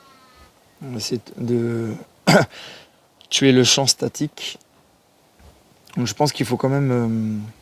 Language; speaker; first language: French; native; French